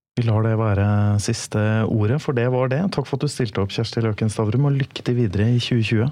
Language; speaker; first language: Norwegian; native; Norwegian